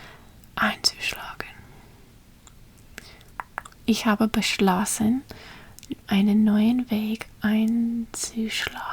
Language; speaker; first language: German; non-native, learner; English